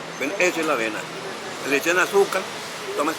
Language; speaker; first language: Spanish; native; Spanish